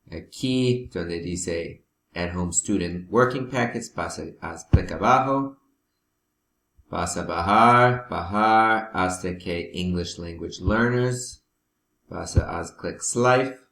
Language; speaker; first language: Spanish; non-native, learner; English